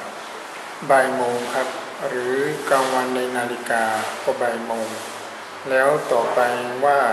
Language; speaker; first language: Thai; non-native, fluent; Burmese